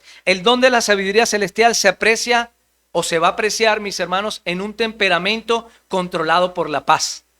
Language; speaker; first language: Spanish; native; Spanish